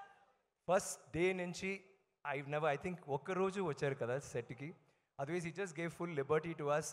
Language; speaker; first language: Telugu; non-native, learner; Tamil